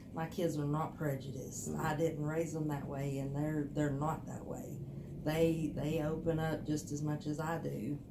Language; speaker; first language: English; native; English